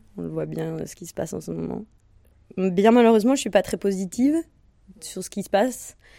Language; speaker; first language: French; native; French